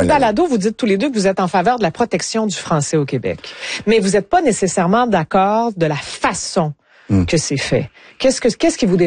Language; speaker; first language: French; native; French